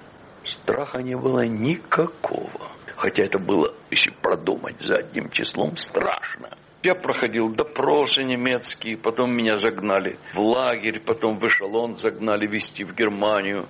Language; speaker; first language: Russian; native; Russian